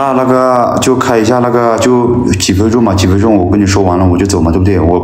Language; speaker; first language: Chinese; non-native, local second language; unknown